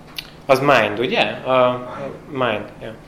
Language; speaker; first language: Hungarian; non-native, fluent; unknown